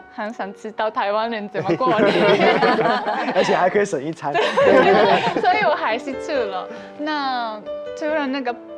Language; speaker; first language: Chinese; non-native, fluent; Japanese